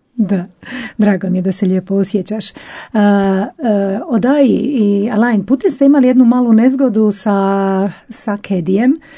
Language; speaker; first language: Croatian; native; Croatian